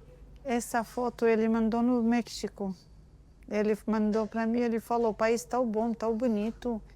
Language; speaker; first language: Portuguese; non-native, learner; Arabic